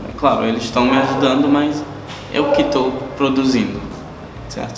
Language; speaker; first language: Portuguese; non-native, learner; Arabic